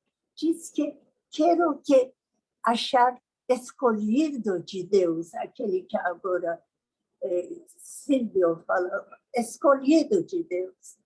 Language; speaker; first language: Portuguese; non-native, learner; Persian